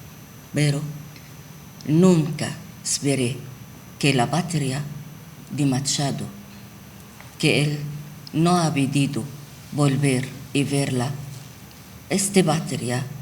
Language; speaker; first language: Spanish; non-native, fluent; Arabic